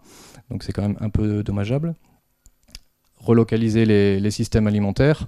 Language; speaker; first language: French; native; French